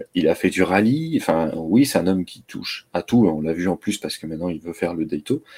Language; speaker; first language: French; native; French